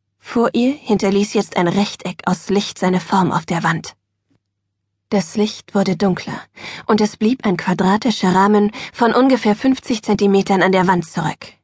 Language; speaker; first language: German; native; German